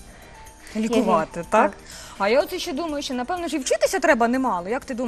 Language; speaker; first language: Ukrainian; native; Ukrainian